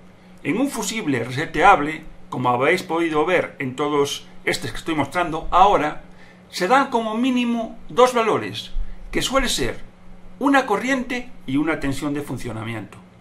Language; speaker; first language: Spanish; native; Spanish